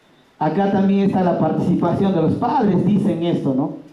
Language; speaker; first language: Spanish; native; Spanish